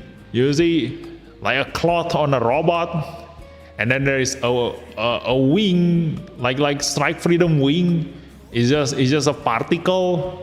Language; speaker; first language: English; non-native, fluent; Indonesian